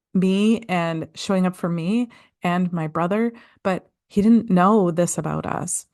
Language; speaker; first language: English; native; English